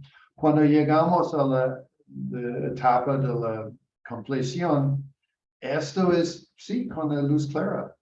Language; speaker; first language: Spanish; non-native, learner; English